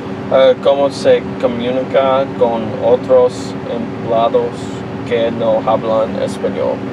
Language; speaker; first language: Spanish; non-native, learner; English